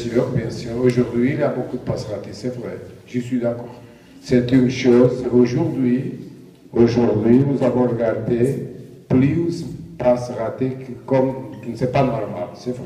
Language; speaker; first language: French; non-native, fluent; Portuguese